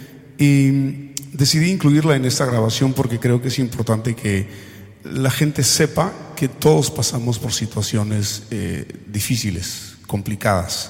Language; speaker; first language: Spanish; native; Spanish